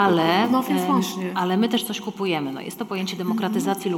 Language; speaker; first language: Polish; native; Polish